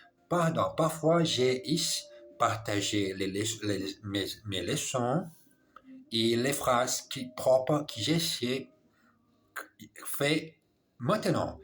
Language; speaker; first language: French; non-native, learner; English